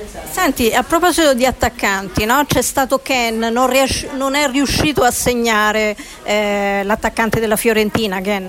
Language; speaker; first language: Italian; native; Italian